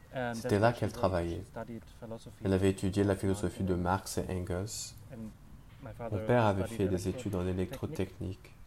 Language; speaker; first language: French; non-native, fluent; German